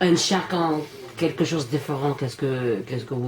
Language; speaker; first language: French; non-native, learner; English